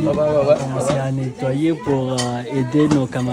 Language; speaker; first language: French; non-native, learner; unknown